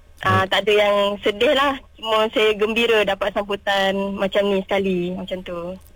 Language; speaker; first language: Malay; non-native, local second language; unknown